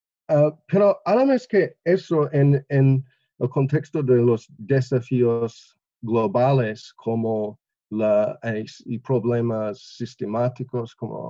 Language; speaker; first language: Spanish; non-native, learner; English